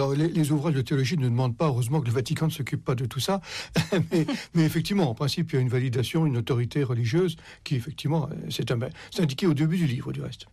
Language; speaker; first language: French; native; French